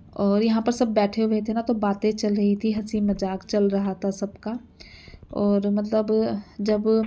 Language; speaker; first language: Hindi; native; Hindi